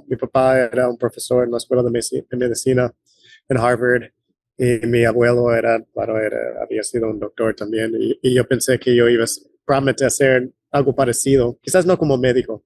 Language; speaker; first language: Spanish; non-native, fluent; English